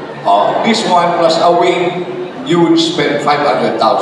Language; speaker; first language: English; non-native, local second language; Bikol